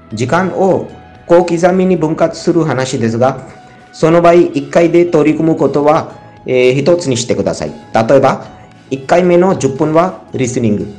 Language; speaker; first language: Japanese; non-native, fluent; Hindi